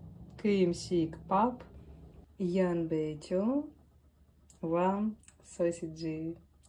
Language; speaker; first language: Korean; non-native, learner; Russian